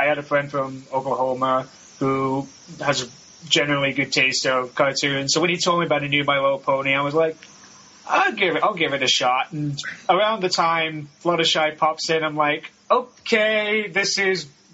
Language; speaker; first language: English; native; English